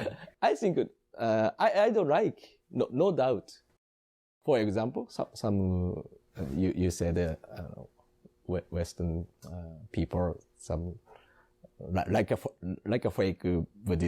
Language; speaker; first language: English; non-native, learner; Japanese